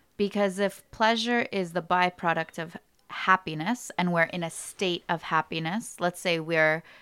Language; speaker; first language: English; early bilingual, other home language; Ukrainian